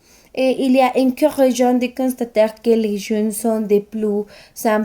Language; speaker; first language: French; non-native, learner; Spanish